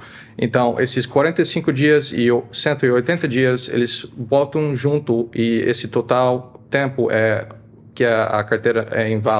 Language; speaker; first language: Portuguese; early bilingual, heritage; Portuguese